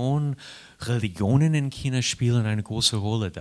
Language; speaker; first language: German; non-native, fluent; English